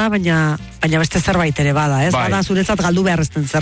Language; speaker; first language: Basque; native; Basque